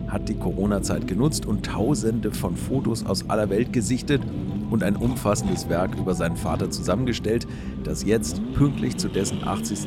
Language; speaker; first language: German; native; German